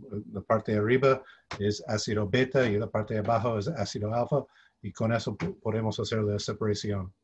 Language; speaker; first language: Spanish; non-native, fluent; English